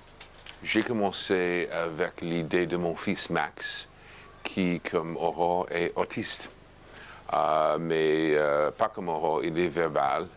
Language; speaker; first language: French; non-native, fluent; English